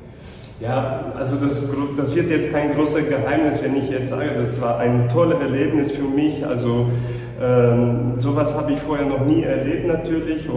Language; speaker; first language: German; non-native, fluent; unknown